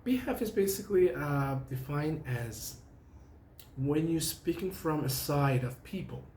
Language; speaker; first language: English; non-native, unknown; Persian